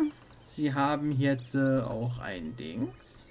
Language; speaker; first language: German; native; German